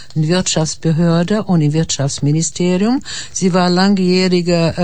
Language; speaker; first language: German; non-native, fluent; Portuguese